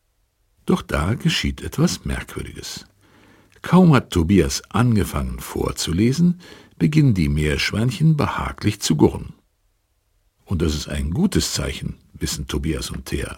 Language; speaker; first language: German; native; German